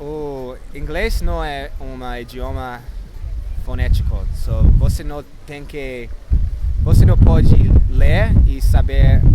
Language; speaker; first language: Portuguese; non-native, learner; English